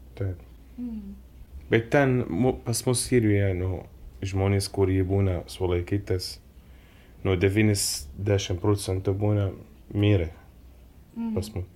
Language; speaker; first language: Lithuanian; non-native, learner; Arabic